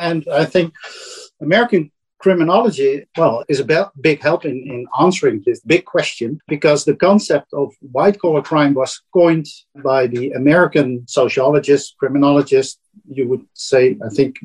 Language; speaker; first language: English; non-native, fluent; Dutch